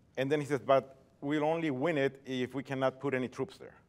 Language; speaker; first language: English; non-native, fluent; Spanish